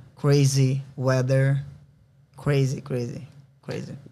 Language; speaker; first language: English; non-native, learner; Portuguese